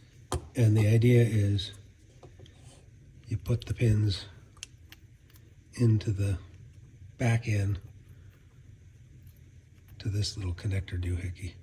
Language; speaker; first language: English; native; English